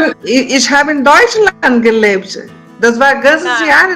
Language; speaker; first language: German; non-native, learner; Portuguese